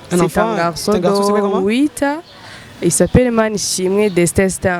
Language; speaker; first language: French; non-native, local second language; Rundi